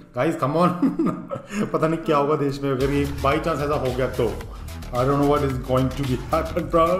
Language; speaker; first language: Hindi; native; Hindi